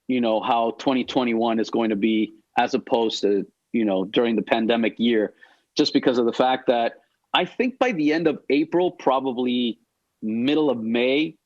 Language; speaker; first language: English; native; English